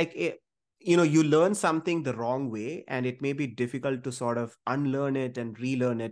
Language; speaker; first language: English; non-native, local second language; Malayalam